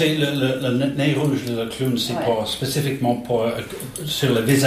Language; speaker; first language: French; non-native, learner; English